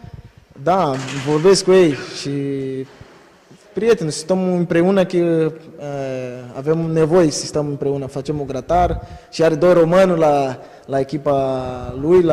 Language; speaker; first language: Romanian; non-native, learner; Portuguese